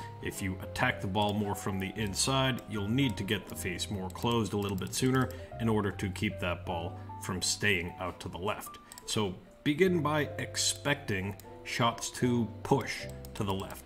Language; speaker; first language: English; native; English